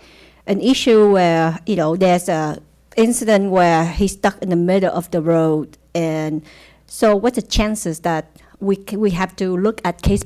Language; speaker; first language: English; non-native, fluent; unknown